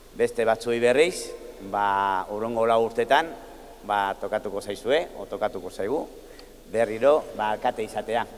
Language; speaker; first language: Basque; native; Basque